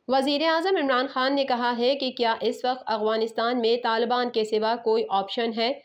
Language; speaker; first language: Urdu; native; Urdu